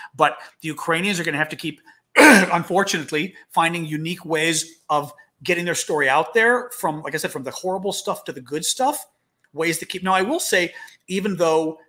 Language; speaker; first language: English; native; English